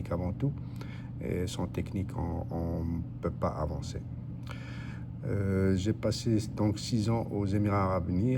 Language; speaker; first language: French; non-native, local second language; Arabic